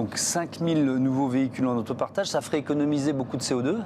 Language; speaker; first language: French; native; French